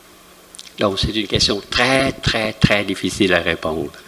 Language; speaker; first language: French; non-native, fluent; Vietnamese